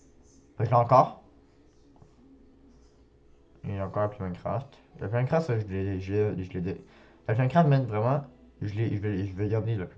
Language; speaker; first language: French; native; French